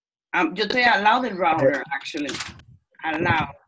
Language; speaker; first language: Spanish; early bilingual, heritage; Spanish